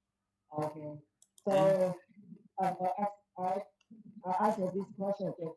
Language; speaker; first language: English; non-native, learner; Chinese